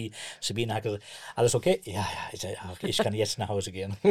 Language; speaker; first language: German; non-native, learner; English